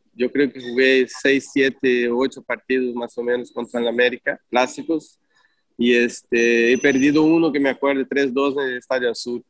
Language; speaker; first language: Spanish; non-native, fluent; Portuguese